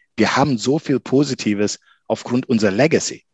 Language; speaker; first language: German; non-native, fluent; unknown